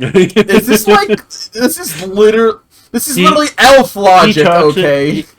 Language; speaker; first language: English; native; English